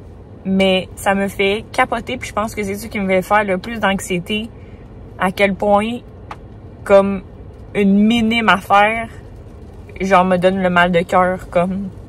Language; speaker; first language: French; native; French